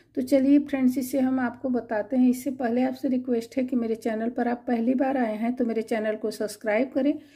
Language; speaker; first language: Hindi; native; Hindi